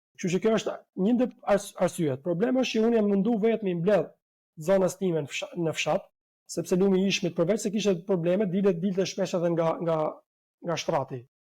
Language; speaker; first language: Albanian; native; Albanian